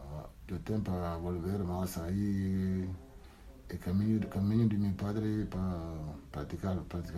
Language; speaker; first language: Spanish; non-native, learner; Wolof